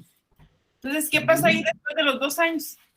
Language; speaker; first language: Spanish; native; Spanish